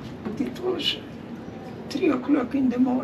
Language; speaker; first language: English; non-native, learner; German